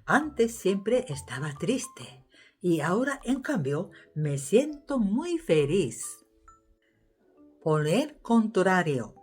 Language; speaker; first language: Spanish; non-native, fluent; Japanese